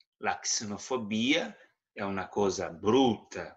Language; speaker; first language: Italian; non-native, fluent; Portuguese